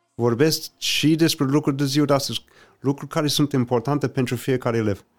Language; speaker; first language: Romanian; non-native, fluent; English